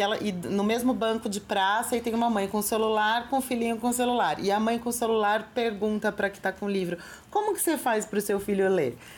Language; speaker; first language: Portuguese; native; Portuguese